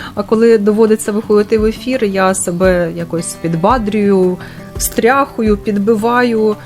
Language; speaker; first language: Ukrainian; non-native, local second language; Russian